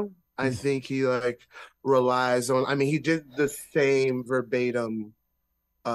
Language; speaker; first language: English; native; English